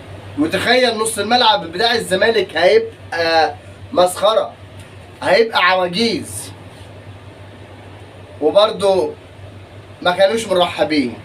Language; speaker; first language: Arabic; native; Arabic